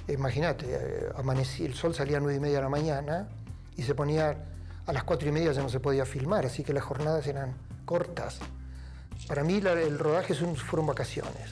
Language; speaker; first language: Spanish; native; Spanish